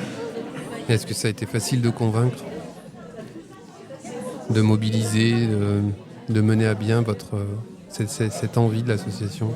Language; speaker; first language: French; native; French